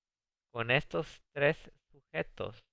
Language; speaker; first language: Spanish; early bilingual, heritage; Spanish